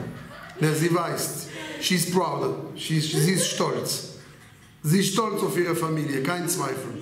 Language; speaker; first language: German; non-native, fluent; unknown